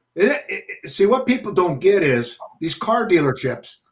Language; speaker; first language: English; native; English